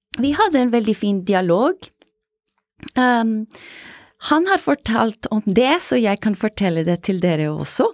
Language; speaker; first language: Norwegian; non-native, fluent; Italian